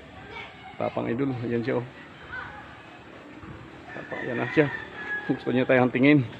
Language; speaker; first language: Filipino; native; Filipino